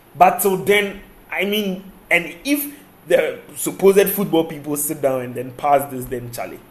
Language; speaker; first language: English; non-native, local second language; Akan